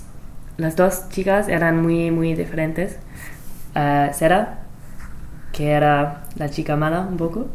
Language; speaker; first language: Spanish; non-native, learner; English